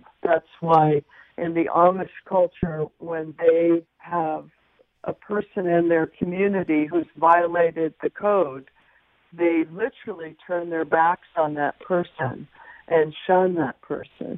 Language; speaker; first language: English; native; English